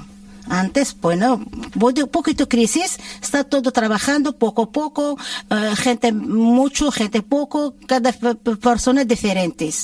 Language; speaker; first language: Spanish; non-native, learner; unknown